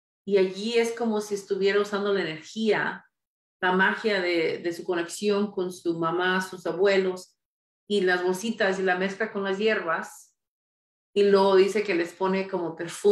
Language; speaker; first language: Spanish; early bilingual, heritage; Spanish